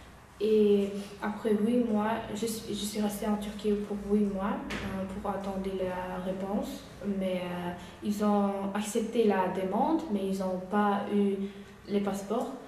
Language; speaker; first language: French; non-native, learner; Uyghur